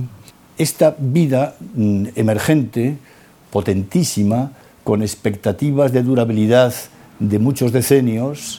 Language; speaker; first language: Spanish; native; Spanish